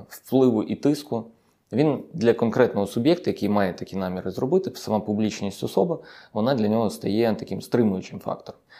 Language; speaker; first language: Ukrainian; native; Ukrainian